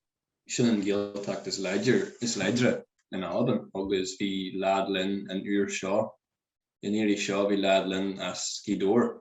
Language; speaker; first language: Irish; non-native, local second language; English